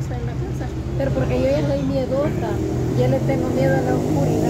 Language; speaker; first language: Spanish; native; Spanish